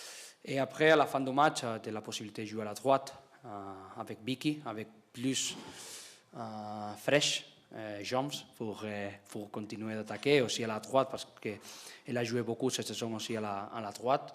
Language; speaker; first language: French; non-native, learner; Spanish